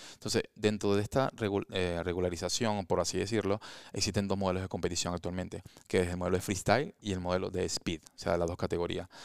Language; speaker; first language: Spanish; native; Spanish